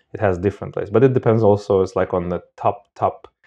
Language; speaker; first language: English; non-native, fluent; Romanian